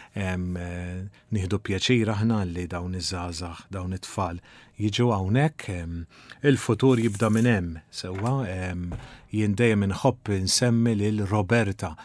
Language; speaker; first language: Maltese; native; Maltese